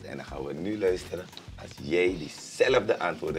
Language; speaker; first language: Dutch; native; Dutch